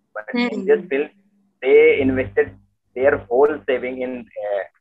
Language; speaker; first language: English; non-native, local second language; Hindi